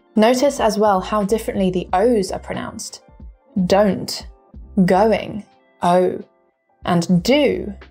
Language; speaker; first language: English; native; English